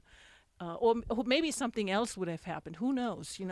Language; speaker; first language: English; non-native, fluent; German